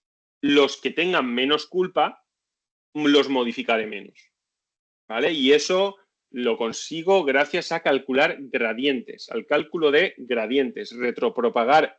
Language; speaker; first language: Spanish; native; Spanish